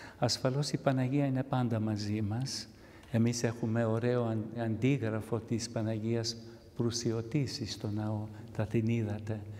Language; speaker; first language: Greek; early bilingual, heritage; Greek